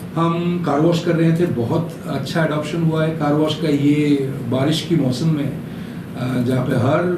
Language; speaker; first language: Hindi; non-native, local second language; Bangla